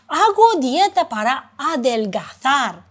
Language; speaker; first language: Spanish; non-native, fluent; Uzbek